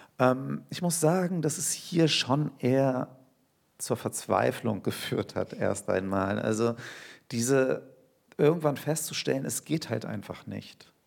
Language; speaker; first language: German; early bilingual, other home language; Turkish